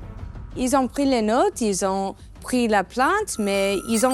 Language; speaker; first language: French; non-native, learner; English